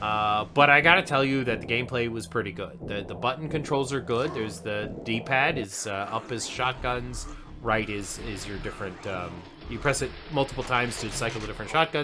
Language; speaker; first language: English; native; English